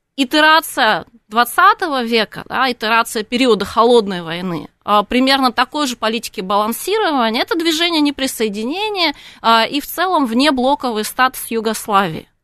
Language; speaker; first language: Russian; native; Russian